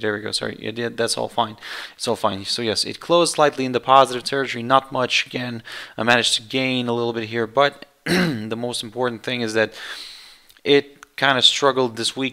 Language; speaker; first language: English; non-native, fluent; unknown